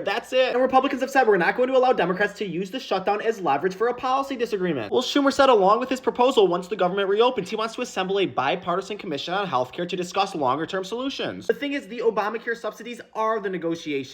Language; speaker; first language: English; native; English